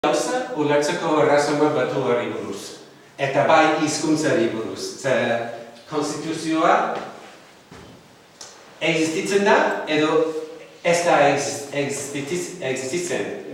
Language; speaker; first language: Basque; non-native, fluent; Welsh